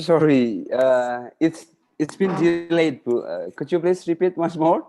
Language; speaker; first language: English; non-native, fluent; Indonesian